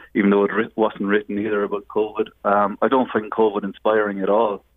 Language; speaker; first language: English; native; English